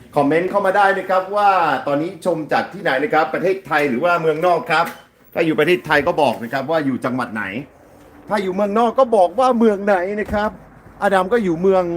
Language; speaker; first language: Thai; non-native, fluent; English